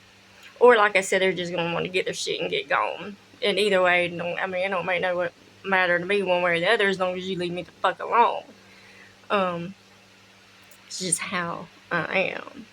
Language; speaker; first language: English; native; English